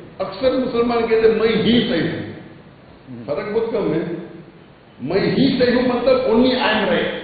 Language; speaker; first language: Urdu; non-native, local second language; Konkani